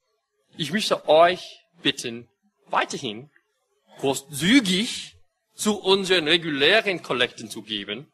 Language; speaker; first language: German; non-native, fluent; English